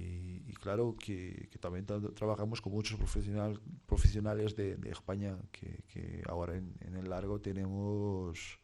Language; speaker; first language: Spanish; non-native, fluent; Portuguese